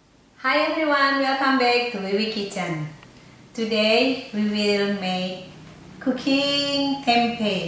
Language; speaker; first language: English; non-native, learner; Indonesian